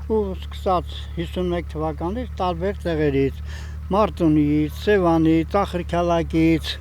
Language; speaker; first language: Armenian; native; Armenian